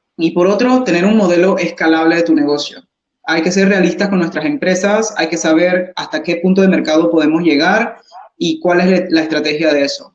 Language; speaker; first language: Spanish; early bilingual, heritage; English